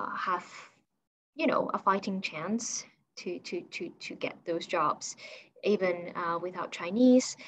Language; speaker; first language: English; non-native, fluent; Chinese